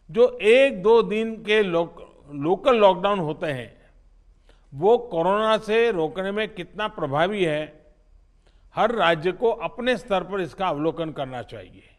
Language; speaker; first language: Hindi; non-native, local second language; Gujarati